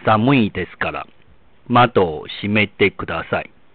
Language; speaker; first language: Japanese; non-native, fluent; Chinese